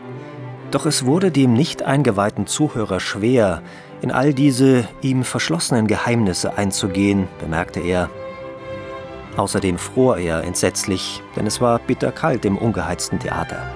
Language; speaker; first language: German; native; German